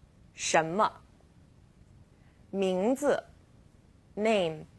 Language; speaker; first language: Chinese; non-native, fluent; English